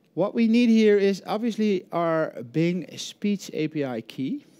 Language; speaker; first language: English; non-native, fluent; Dutch